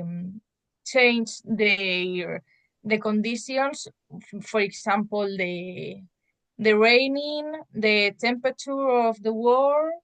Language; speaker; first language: English; non-native, learner; Spanish